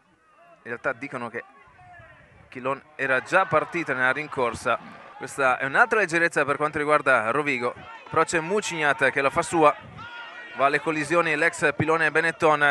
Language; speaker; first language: Italian; native; Italian